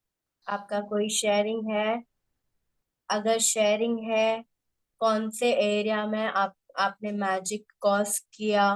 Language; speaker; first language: Hindi; native; Hindi